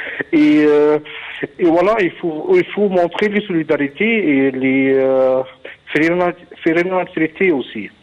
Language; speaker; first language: French; non-native, fluent; Arabic